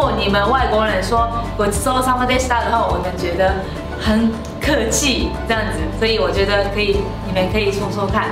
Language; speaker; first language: Chinese; non-native, fluent; Japanese